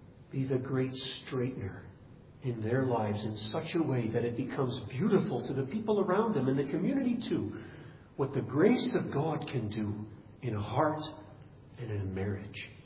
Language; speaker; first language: English; native; English